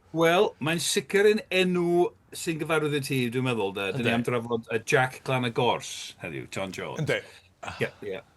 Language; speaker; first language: Welsh; native; Welsh